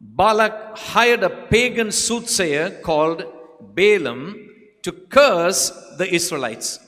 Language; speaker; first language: English; non-native, local second language; Tamil